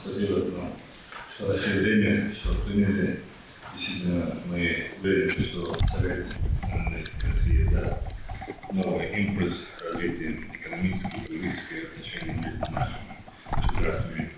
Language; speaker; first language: Russian; non-native, local second language; Chechen